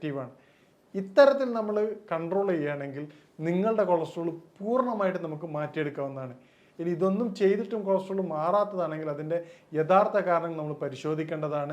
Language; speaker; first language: Malayalam; native; Malayalam